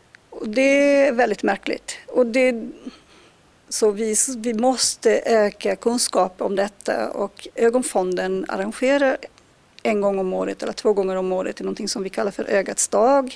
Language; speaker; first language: Swedish; non-native, fluent; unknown